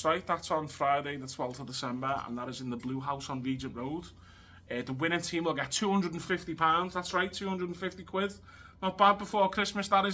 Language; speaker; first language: English; native; English